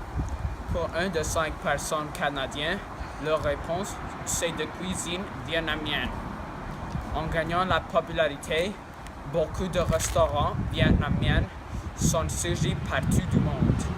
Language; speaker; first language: French; non-native, learner; English